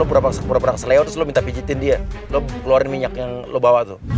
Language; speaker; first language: Indonesian; native; Indonesian